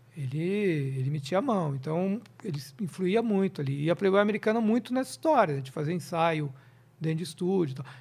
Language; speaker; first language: Portuguese; native; Portuguese